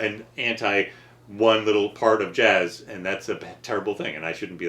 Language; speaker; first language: English; native; English